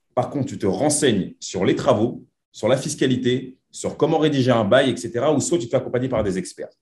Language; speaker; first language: French; native; French